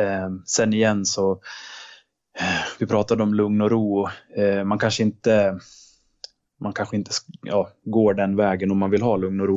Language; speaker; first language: Swedish; native; Swedish